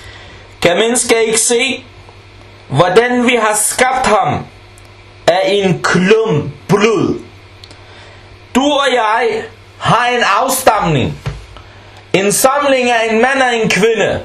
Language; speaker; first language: Danish; non-native, fluent; Arabic